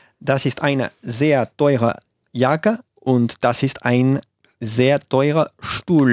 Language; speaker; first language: German; non-native, learner; Spanish